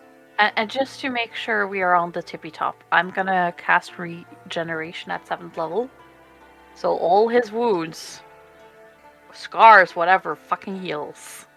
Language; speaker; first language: English; non-native, fluent; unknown